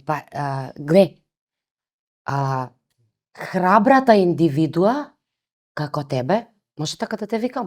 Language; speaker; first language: Macedonian; native; Macedonian